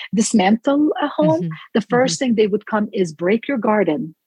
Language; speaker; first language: English; non-native, fluent; Arabic